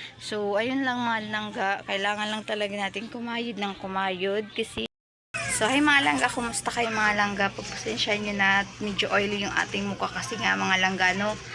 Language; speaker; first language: Filipino; non-native, local second language; Waray